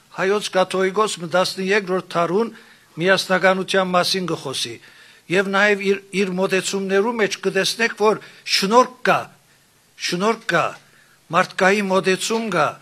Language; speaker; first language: Armenian; native; Armenian